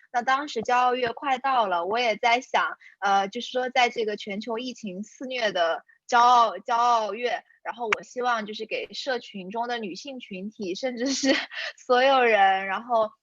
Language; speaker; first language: Chinese; native; Chinese